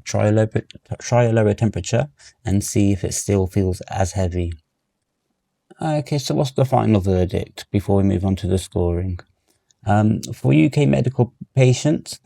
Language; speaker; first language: English; native; English